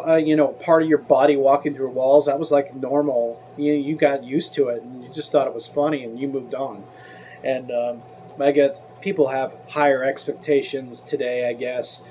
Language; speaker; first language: English; native; English